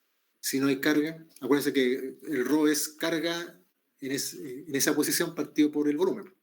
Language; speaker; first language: Spanish; native; Spanish